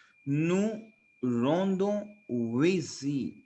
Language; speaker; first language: French; non-native, fluent; Hindi